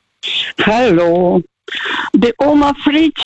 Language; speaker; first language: German; non-native, fluent; Russian